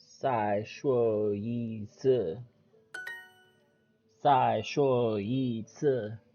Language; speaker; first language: Chinese; non-native, learner; English